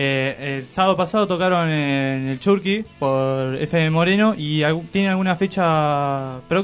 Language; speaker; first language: Spanish; native; Spanish